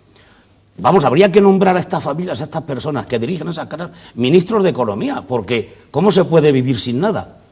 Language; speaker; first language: Spanish; native; Spanish